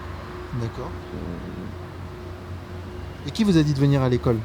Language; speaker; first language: French; native; French